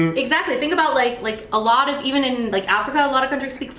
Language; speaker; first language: English; native; English